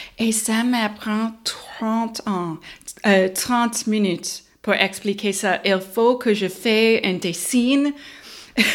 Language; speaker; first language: French; non-native, learner; English